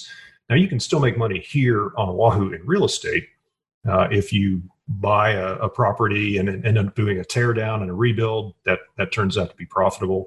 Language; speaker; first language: English; native; English